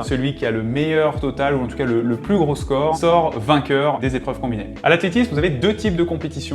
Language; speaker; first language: French; native; French